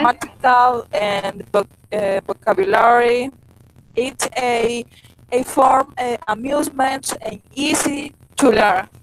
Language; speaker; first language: English; non-native, learner; Spanish